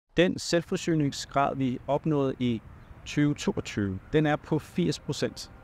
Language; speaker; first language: Danish; non-native, fluent; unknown